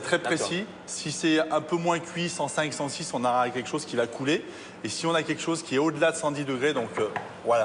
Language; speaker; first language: French; native; French